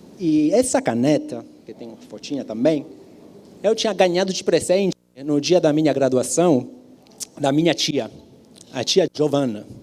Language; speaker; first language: Portuguese; non-native, fluent; Italian